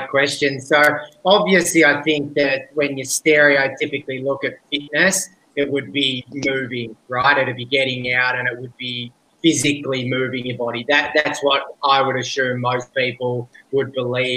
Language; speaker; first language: English; native; English